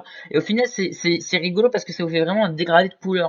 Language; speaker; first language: French; native; French